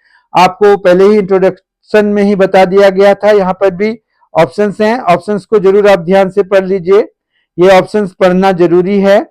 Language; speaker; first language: Hindi; native; Hindi